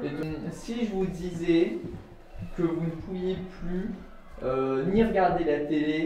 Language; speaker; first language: French; native; French